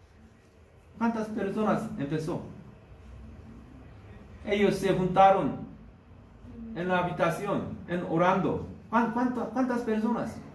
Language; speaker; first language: Spanish; non-native, learner; Korean